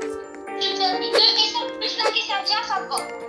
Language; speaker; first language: French; non-native, learner; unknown